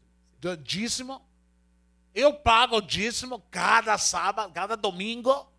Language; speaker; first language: Portuguese; non-native, learner; Spanish